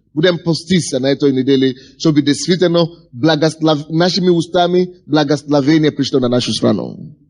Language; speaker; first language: Russian; non-native, fluent; Yoruba